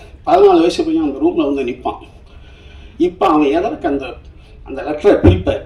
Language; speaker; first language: Tamil; native; Tamil